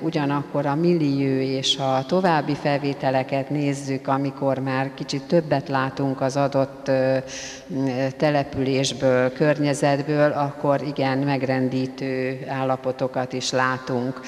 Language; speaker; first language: Hungarian; native; Hungarian